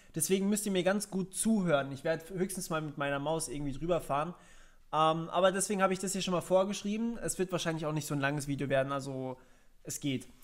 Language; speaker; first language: German; native; German